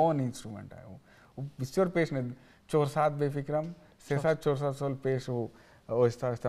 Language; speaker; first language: Persian; non-native, learner; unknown